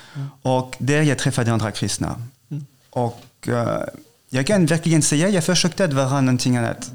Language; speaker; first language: Swedish; non-native, fluent; French